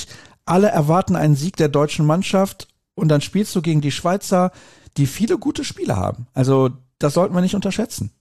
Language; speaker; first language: German; native; German